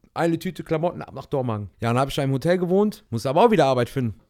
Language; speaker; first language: German; native; German